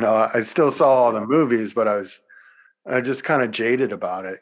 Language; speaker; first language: English; native; English